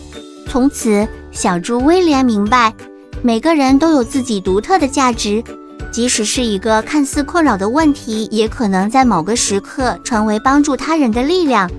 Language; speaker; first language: Chinese; native; Chinese